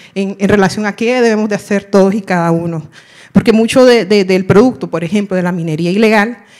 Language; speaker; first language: Spanish; non-native, local second language; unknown